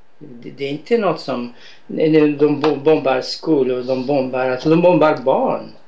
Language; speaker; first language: Swedish; non-native, fluent; Arabic